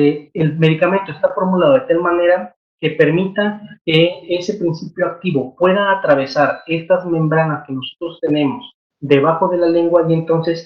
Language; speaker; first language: Spanish; native; Spanish